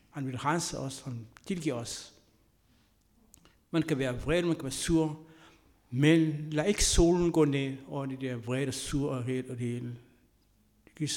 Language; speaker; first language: Danish; non-native, fluent; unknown